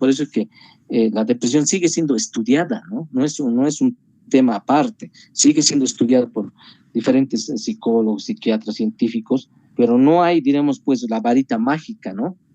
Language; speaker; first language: Spanish; native; Spanish